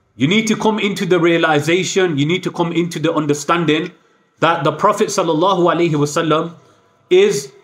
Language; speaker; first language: English; native; English